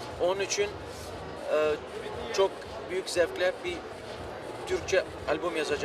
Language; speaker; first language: Turkish; early bilingual, heritage; Turkish